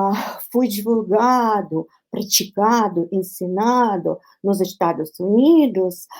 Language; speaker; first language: Portuguese; non-native, fluent; Russian